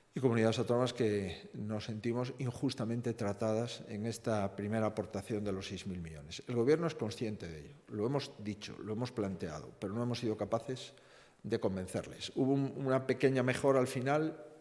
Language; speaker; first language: Spanish; non-native, local second language; Galician